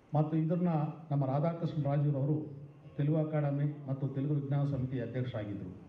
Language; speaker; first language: Kannada; non-native, local second language; Telugu